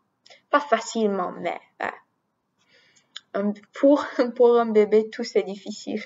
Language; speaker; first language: French; non-native, learner; English